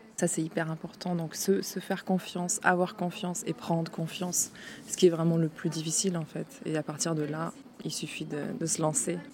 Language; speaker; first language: French; native; French